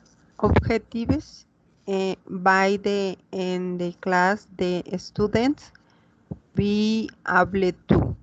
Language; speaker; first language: English; non-native, learner; Spanish